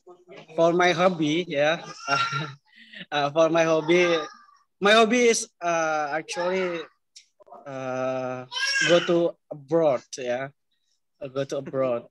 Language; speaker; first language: English; non-native, learner; Indonesian